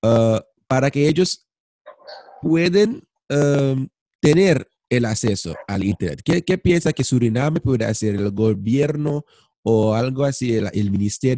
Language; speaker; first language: Spanish; non-native, fluent; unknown